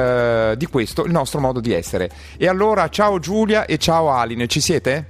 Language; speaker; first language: Italian; native; Italian